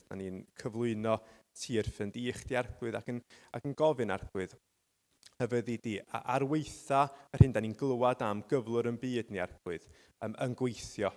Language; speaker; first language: Welsh; native; Welsh